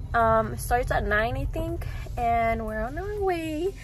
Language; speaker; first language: English; early bilingual, other home language; Spanish